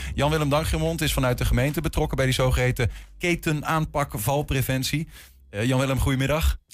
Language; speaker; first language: Dutch; native; Dutch